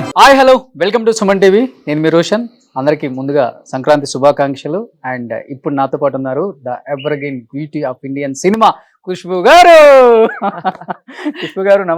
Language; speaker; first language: Telugu; native; Telugu